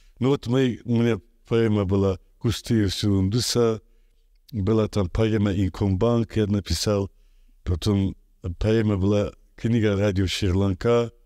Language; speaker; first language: Russian; non-native, local second language; Azerbaijani